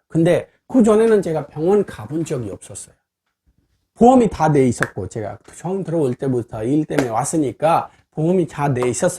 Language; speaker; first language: Korean; non-native, fluent; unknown